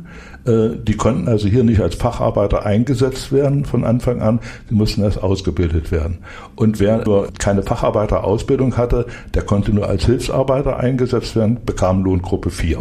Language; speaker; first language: German; native; German